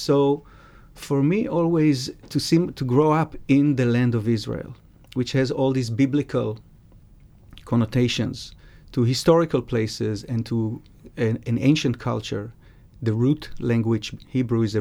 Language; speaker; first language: English; non-native, fluent; Hebrew